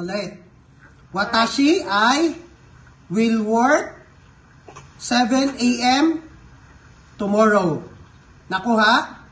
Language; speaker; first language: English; non-native, local second language; Filipino